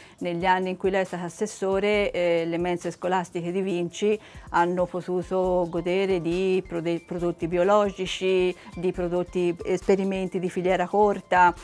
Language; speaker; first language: Italian; native; Italian